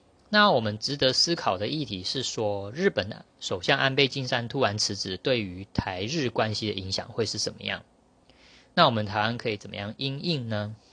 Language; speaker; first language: Chinese; native; Chinese